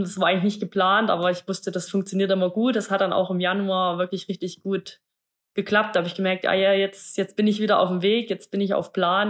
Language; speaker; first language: German; native; German